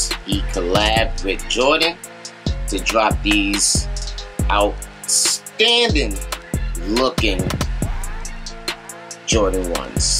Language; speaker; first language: English; native; English